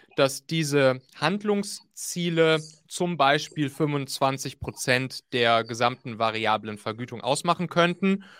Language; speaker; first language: German; native; German